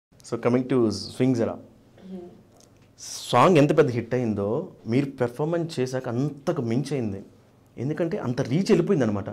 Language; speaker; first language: Telugu; native; Telugu